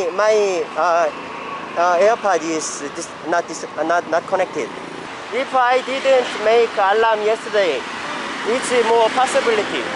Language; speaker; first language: English; non-native, learner; Korean